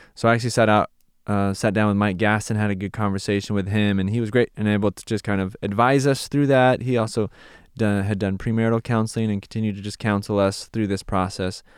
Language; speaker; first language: English; native; English